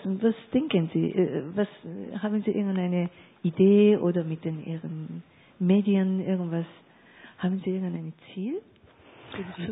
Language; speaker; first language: German; non-native, learner; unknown